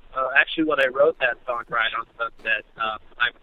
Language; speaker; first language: English; native; English